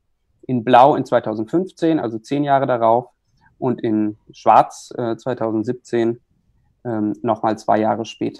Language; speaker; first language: German; native; German